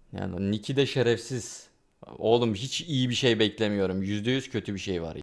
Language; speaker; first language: Turkish; native; Turkish